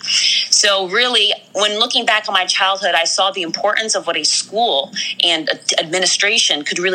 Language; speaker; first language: English; native; English